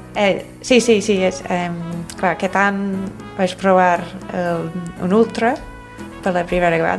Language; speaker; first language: Catalan; non-native, fluent; English